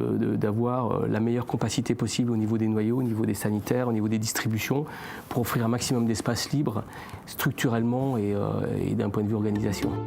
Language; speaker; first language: French; native; French